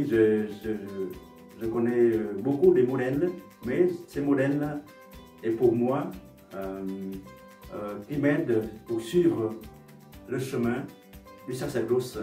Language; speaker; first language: French; non-native, fluent; Vietnamese